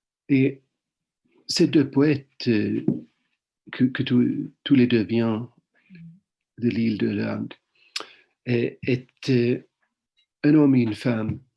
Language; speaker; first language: French; non-native, fluent; Swedish